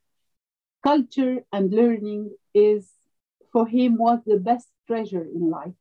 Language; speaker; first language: English; non-native, fluent; French